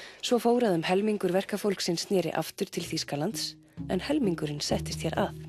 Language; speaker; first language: Icelandic; native; Icelandic